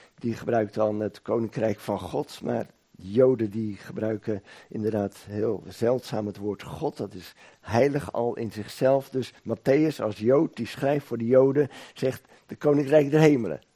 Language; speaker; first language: Dutch; native; Dutch